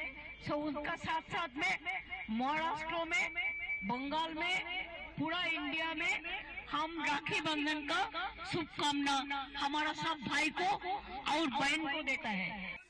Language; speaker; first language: Hindi; non-native, local second language; Bangla